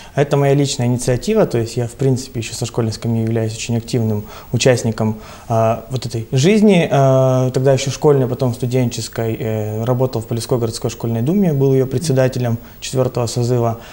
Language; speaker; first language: Russian; native; Russian